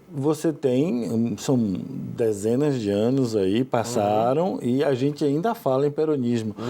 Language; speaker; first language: Portuguese; native; Portuguese